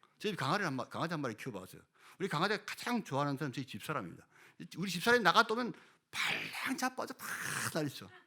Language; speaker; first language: Korean; native; Korean